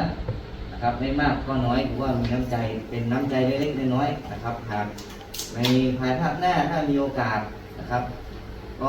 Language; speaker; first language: Thai; native; Thai